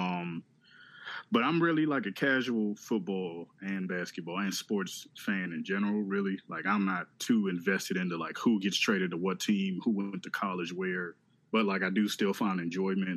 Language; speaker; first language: English; native; English